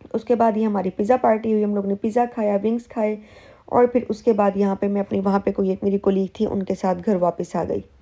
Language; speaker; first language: Urdu; native; Urdu